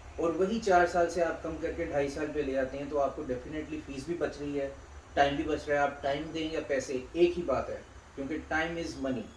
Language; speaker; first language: Urdu; native; Urdu